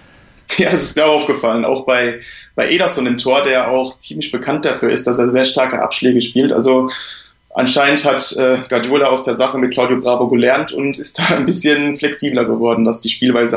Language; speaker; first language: German; native; German